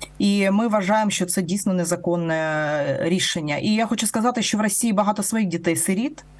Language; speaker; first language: Ukrainian; non-native, local second language; Russian